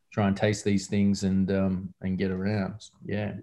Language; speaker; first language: English; native; English